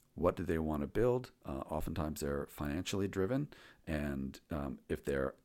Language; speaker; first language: English; native; English